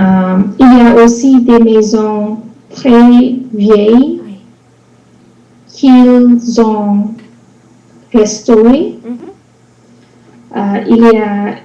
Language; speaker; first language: French; non-native, learner; English